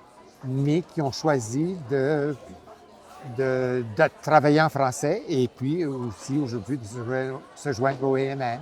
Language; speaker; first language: French; native; French